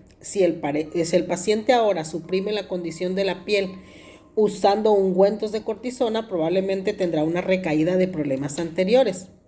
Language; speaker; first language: Spanish; native; Spanish